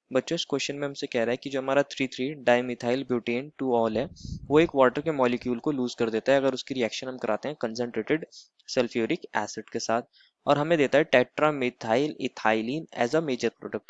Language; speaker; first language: Hindi; native; Hindi